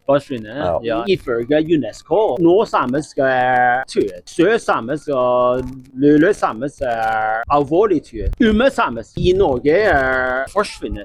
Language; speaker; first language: Norwegian; non-native, learner; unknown